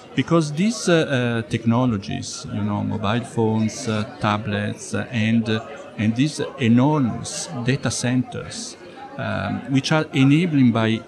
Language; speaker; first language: English; non-native, fluent; Italian